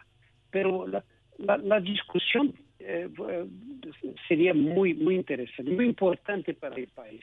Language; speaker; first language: Spanish; non-native, local second language; Portuguese